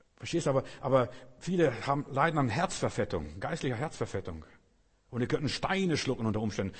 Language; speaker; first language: German; non-native, fluent; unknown